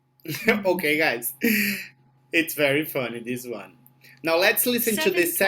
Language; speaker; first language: English; non-native, fluent; Portuguese